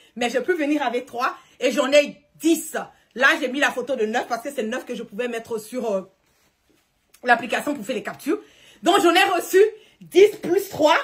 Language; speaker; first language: French; early bilingual, heritage; French